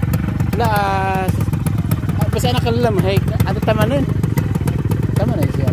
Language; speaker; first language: Arabic; non-native, learner; Filipino